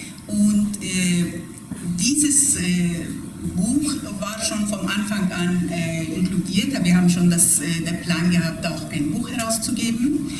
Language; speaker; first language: German; non-native, fluent; Persian